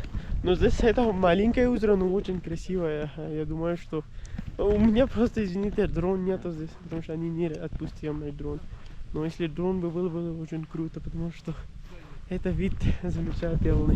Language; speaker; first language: Russian; non-native, learner; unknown